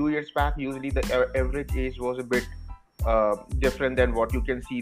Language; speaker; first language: English; non-native, local second language; Hindi